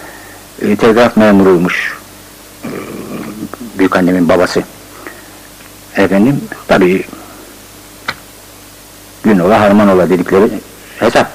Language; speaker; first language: Turkish; native; Turkish